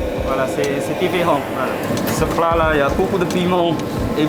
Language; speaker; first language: French; non-native, fluent; Chinese